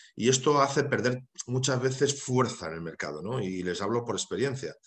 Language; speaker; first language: Spanish; native; Spanish